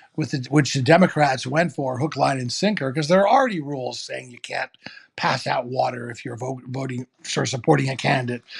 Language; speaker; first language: English; native; English